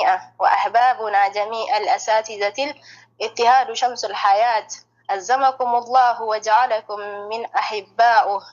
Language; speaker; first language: Arabic; non-native, fluent; Oromo